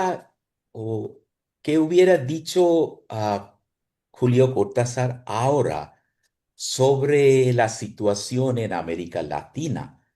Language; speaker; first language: Spanish; non-native, fluent; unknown